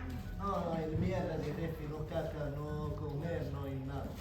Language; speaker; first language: Spanish; non-native, learner; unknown